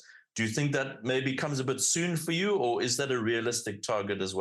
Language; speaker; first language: English; native; English